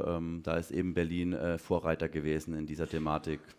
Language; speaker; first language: German; native; German